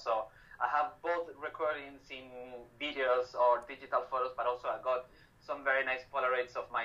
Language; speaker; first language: English; non-native, fluent; Spanish